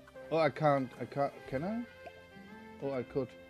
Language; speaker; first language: English; non-native, fluent; German